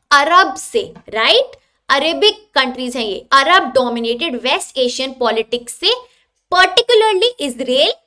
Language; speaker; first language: Hindi; native; Hindi